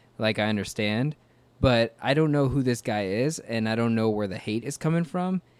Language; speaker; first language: English; native; English